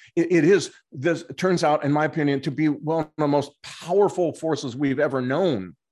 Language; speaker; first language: English; native; English